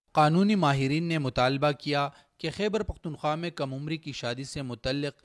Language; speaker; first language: Urdu; non-native, local second language; Pashto